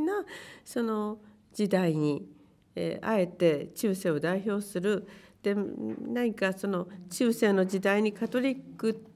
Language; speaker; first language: Japanese; native; Japanese